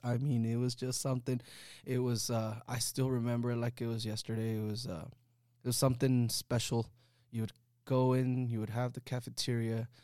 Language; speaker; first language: English; early bilingual, other home language; Spanish